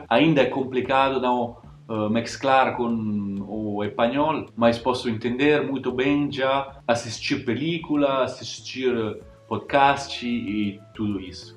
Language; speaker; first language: Portuguese; non-native, learner; Italian